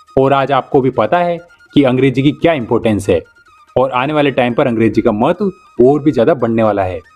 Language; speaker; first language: Hindi; native; Hindi